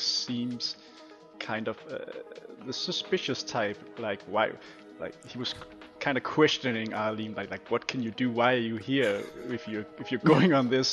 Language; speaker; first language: English; non-native, fluent; Danish